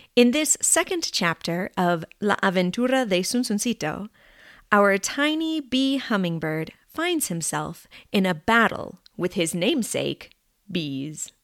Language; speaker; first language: English; native; English